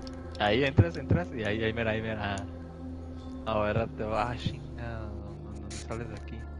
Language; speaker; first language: Spanish; early bilingual, other home language; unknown